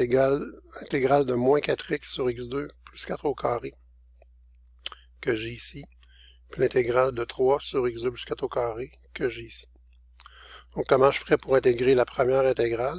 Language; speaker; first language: French; native; French